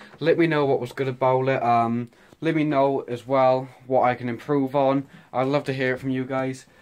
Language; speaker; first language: English; native; English